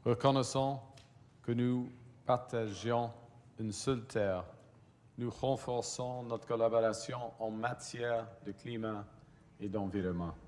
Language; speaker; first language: French; non-native, fluent; English